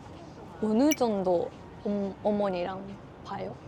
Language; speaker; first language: Korean; non-native, learner; Japanese